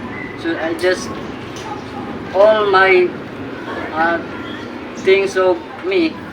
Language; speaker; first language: English; non-native, learner; Cebuano